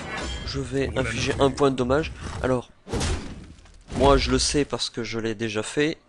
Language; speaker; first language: French; native; French